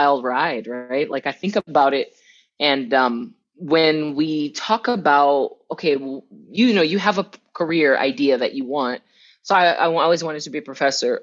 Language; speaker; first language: English; native; English